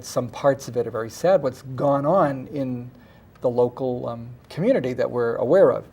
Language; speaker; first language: English; native; English